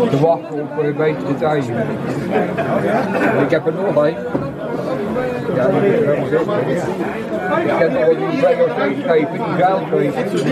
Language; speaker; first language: Dutch; native; Dutch